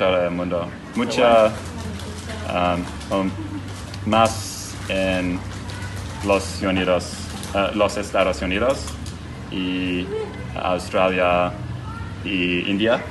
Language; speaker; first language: Spanish; non-native, learner; English